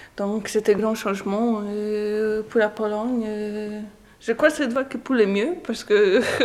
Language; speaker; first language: French; non-native, learner; Polish